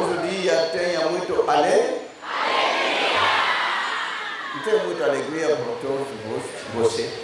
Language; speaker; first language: Portuguese; non-native, learner; Lingala